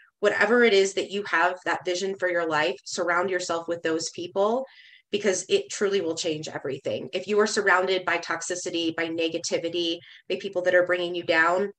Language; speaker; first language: English; native; English